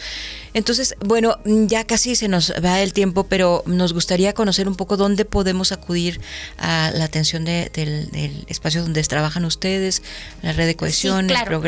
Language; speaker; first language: Spanish; native; Spanish